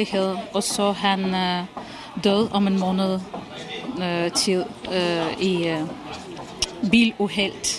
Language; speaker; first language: Danish; non-native, fluent; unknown